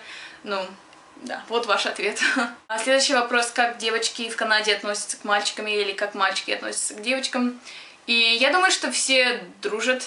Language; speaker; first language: Russian; early bilingual, other home language; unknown